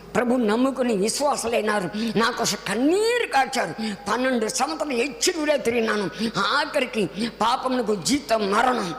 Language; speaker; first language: Telugu; non-native, local second language; Tamil